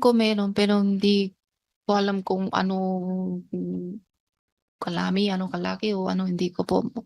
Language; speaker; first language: Filipino; non-native, learner; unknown